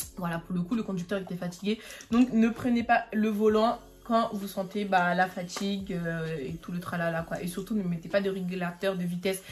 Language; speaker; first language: French; native; French